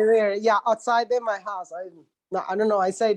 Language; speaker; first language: English; non-native, learner; Spanish